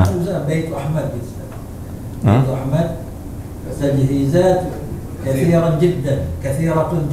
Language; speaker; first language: Arabic; non-native, learner; Indonesian